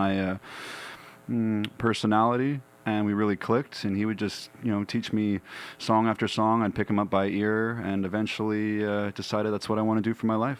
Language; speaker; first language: English; native; English